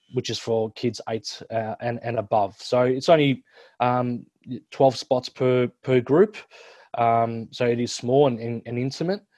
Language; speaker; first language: English; native; English